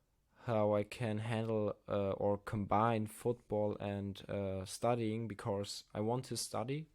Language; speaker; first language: English; non-native, learner; German